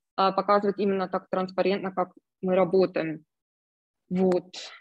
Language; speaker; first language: Russian; non-native, fluent; German